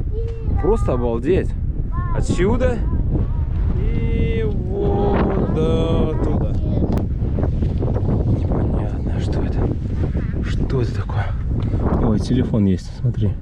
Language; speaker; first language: Russian; native; Russian